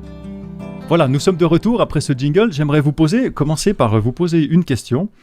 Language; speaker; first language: French; native; French